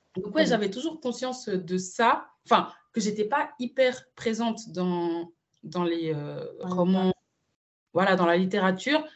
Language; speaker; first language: French; early bilingual, other home language; Spanish